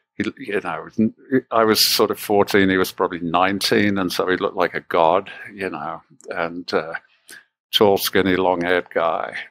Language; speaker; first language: English; native; English